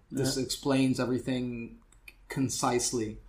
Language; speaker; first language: English; native; English